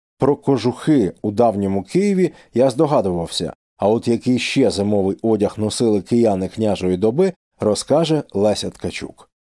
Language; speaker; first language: Ukrainian; native; Ukrainian